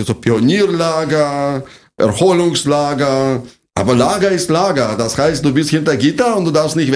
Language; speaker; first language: German; non-native, fluent; Russian